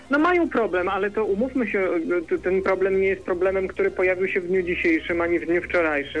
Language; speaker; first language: Polish; native; Polish